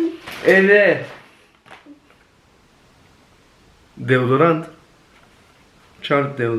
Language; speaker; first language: Albanian; non-native, learner; Turkish